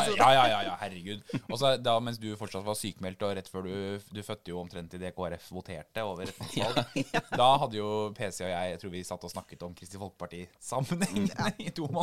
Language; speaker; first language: Norwegian; native; Norwegian